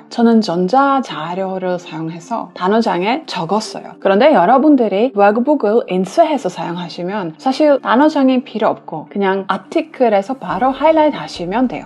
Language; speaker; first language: Korean; non-native, fluent; English